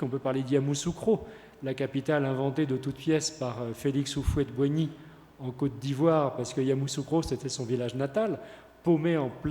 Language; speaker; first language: French; native; French